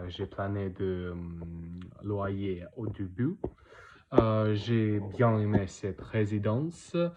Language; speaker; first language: French; non-native, learner; Russian